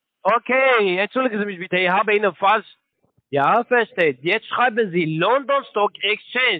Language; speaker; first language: German; non-native, learner; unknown